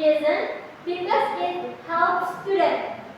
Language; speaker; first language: English; non-native, fluent; Indonesian